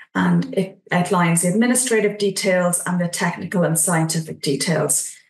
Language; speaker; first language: English; native; English